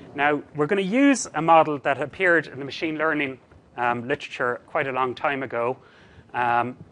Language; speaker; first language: English; native; English